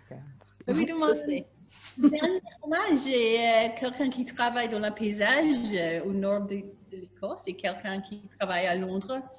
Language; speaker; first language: French; non-native, learner; English